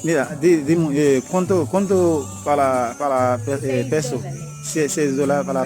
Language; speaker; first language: Spanish; non-native, learner; Haitian Creole